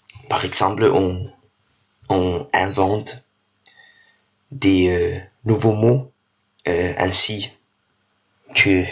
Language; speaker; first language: French; non-native, learner; Danish